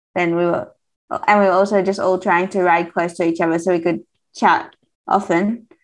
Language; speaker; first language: English; native; English